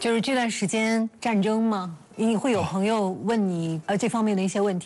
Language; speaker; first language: Chinese; native; Chinese